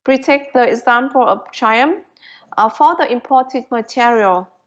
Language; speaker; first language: English; non-native, fluent; Vietnamese